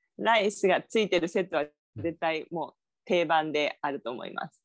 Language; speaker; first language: Japanese; native; Japanese